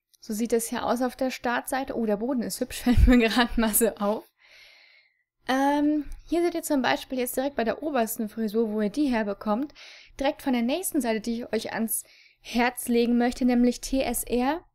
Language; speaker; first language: German; native; German